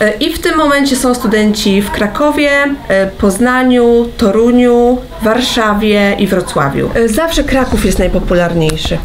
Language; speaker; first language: Polish; native; Polish